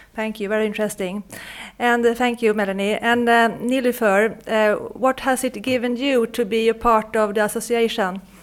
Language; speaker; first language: English; non-native, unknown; Swedish